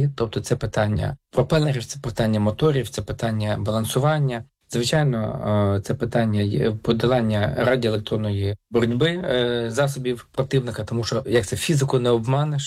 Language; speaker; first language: Ukrainian; native; Ukrainian